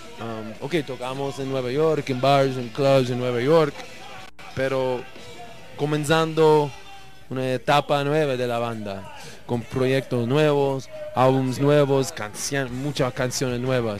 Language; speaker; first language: Spanish; non-native, learner; English